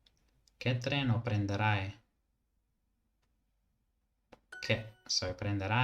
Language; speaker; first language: Italian; non-native, learner; English